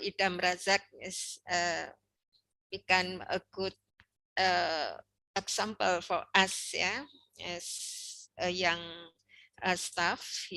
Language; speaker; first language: English; non-native, learner; Indonesian